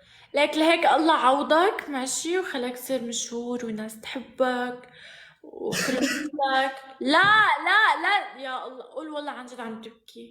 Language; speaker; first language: Arabic; native; Arabic